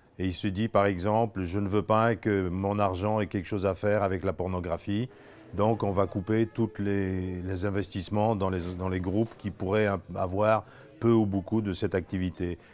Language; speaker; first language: French; non-native, fluent; Polish